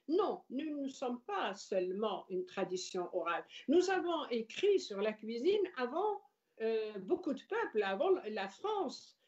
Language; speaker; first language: French; non-native, local second language; Arabic